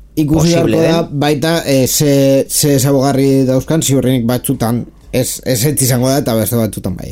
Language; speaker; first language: Basque; non-native, local second language; Spanish